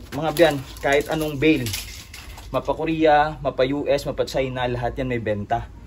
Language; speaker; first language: Filipino; non-native, local second language; Cebuano